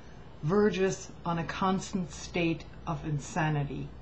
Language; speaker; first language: English; native; English